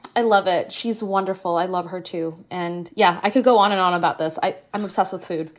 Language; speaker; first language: English; native; English